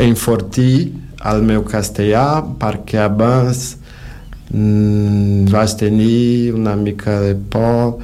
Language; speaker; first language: Catalan; non-native, learner; Portuguese